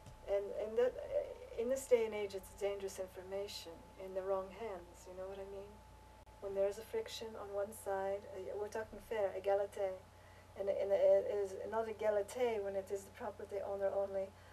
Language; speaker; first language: English; native; English